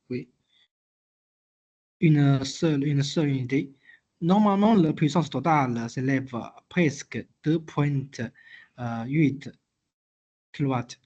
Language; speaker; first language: French; non-native, learner; Chinese